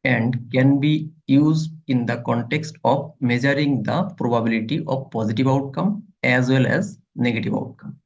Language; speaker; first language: English; non-native, local second language; Bangla